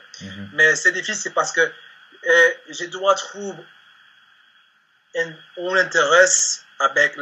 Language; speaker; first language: French; non-native, learner; Spanish